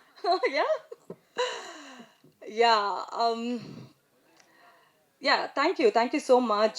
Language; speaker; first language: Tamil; non-native, learner; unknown